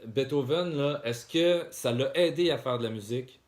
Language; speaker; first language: French; native; French